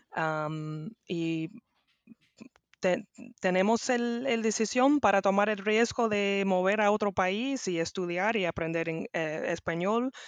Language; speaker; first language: Spanish; non-native, learner; English